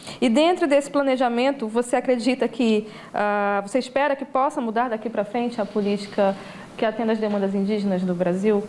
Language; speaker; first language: Portuguese; native; Portuguese